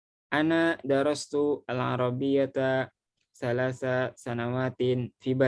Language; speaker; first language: Arabic; non-native, fluent; Indonesian